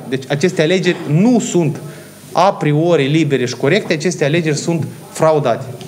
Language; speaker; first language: Romanian; native; Romanian